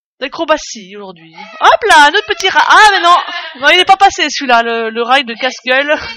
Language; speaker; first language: French; native; French